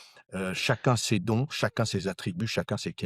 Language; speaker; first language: French; native; French